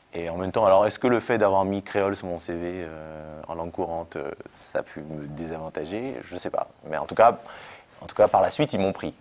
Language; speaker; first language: French; native; French